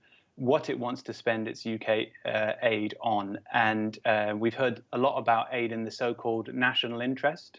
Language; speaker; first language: English; native; English